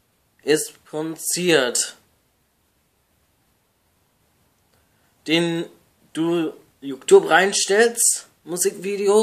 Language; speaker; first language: German; non-native, learner; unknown